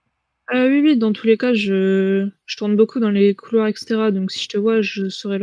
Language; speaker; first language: French; native; French